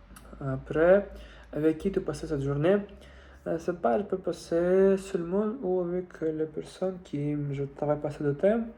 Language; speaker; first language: French; non-native, learner; Russian